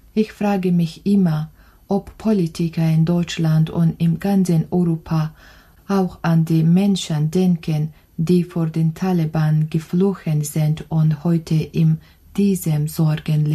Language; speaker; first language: German; non-native, learner; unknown